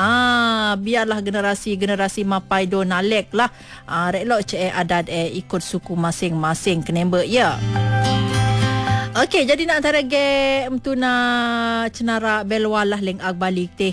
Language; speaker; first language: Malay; non-native, local second language; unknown